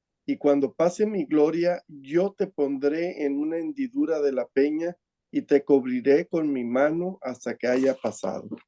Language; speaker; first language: Spanish; native; Spanish